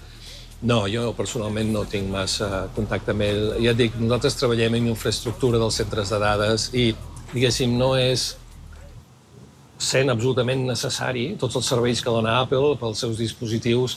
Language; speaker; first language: Catalan; native; Catalan